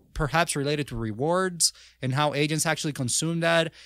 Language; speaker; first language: English; non-native, fluent; Spanish